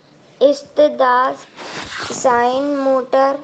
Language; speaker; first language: German; non-native, learner; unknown